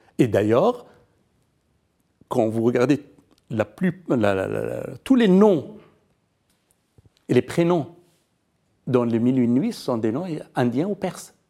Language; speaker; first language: French; non-native, fluent; Persian